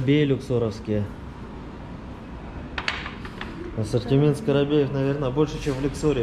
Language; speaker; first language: Russian; native; Russian